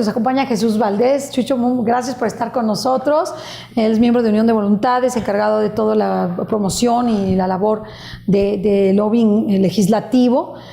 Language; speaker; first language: Spanish; native; Spanish